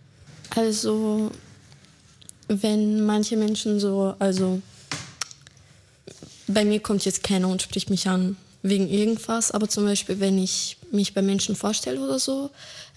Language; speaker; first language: German; early bilingual, other home language; Bosnian